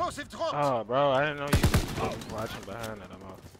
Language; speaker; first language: English; native; English